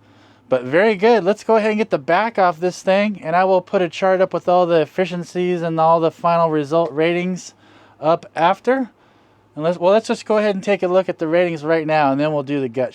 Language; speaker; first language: English; native; English